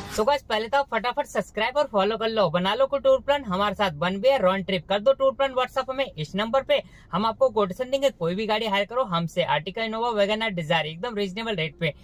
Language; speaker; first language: Hindi; native; Hindi